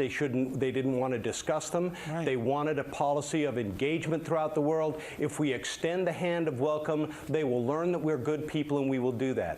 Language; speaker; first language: English; native; English